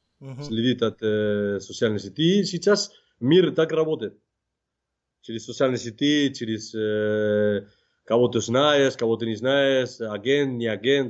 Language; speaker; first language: Russian; non-native, fluent; Spanish